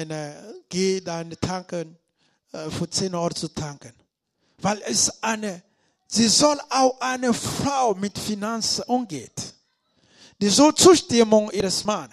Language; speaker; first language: German; non-native, learner; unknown